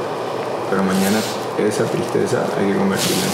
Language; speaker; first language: Spanish; native; Spanish